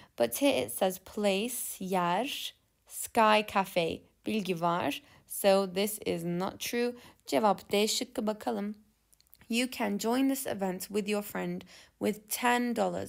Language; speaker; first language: English; non-native, fluent; Turkish